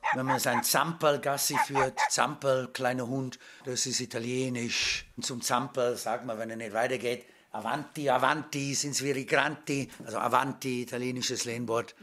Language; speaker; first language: German; native; German